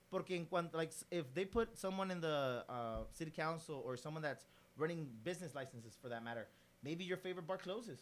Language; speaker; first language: English; early bilingual, other home language; Spanish